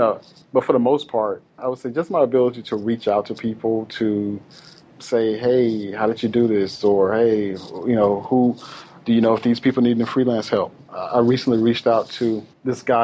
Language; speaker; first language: English; native; English